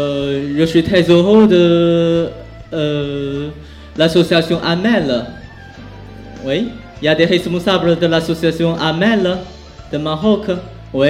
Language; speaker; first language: French; non-native, learner; Chinese